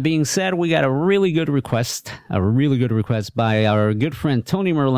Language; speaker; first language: English; native; English